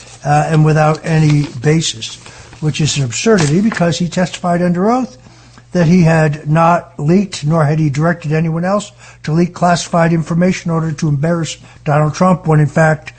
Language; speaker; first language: English; native; English